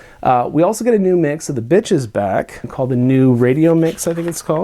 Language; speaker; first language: English; native; English